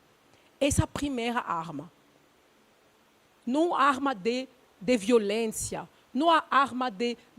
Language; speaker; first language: Portuguese; non-native, learner; Luba-Lulua